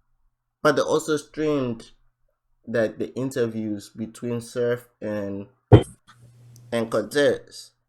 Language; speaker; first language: English; native; English